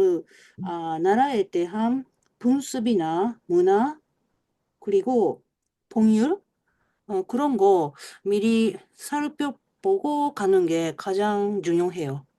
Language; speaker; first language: Korean; non-native, learner; Japanese